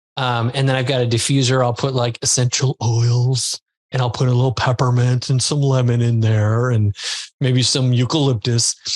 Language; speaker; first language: English; native; English